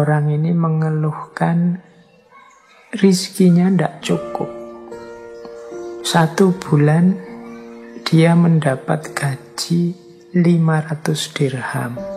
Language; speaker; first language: Indonesian; native; Indonesian